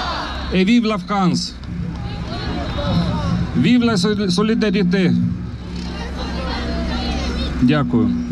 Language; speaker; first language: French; non-native, learner; Ukrainian